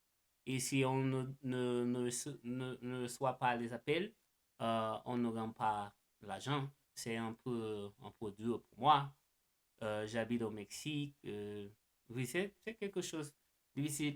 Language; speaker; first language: French; non-native, learner; English